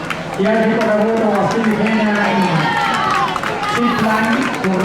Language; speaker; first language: Catalan; native; Catalan